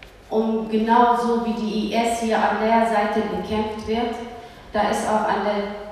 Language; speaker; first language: German; early bilingual, other home language; Kurdish